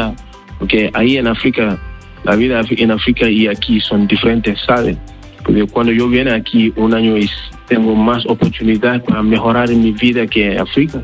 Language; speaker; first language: Spanish; non-native, learner; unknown